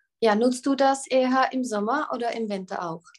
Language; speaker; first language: German; non-native, fluent; Czech